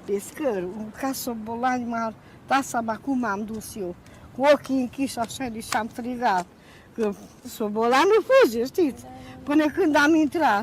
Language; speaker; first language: Romanian; non-native, local second language; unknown